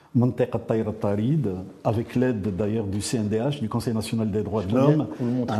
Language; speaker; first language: French; non-native, local second language; Arabic